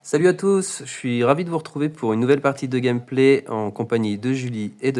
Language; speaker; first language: French; native; French